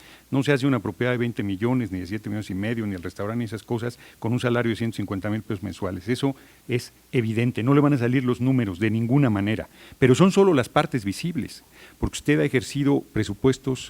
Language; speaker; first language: Spanish; native; Spanish